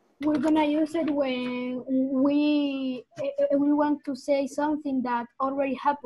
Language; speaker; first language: English; non-native, learner; Spanish